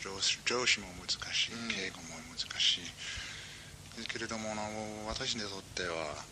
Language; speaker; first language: Japanese; non-native, fluent; English